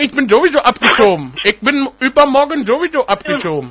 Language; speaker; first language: German; native; German